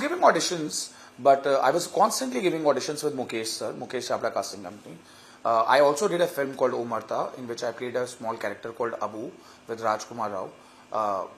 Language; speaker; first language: English; non-native, local second language; Hindi